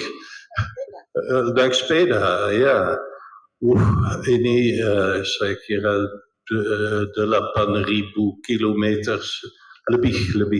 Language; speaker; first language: Indonesian; non-native, fluent; Dutch